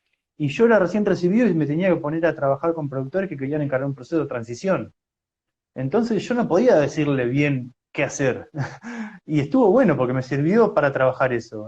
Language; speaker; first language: Spanish; native; Spanish